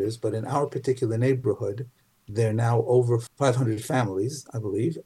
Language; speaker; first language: English; native; English